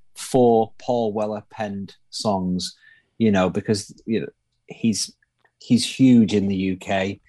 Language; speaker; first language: English; native; English